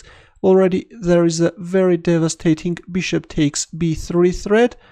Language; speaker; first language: English; non-native, fluent; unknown